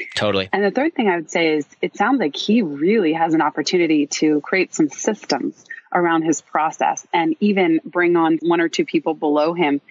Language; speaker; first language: English; native; English